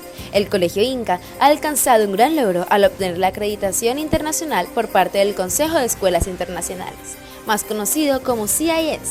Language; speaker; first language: Spanish; native; Spanish